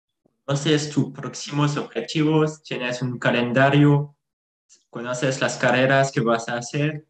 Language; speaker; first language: Spanish; non-native, fluent; French